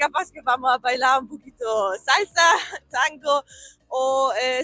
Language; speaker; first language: Spanish; non-native, learner; German